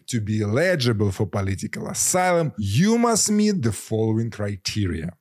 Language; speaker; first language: English; non-native, fluent; Ukrainian